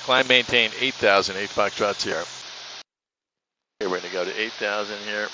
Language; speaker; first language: English; native; English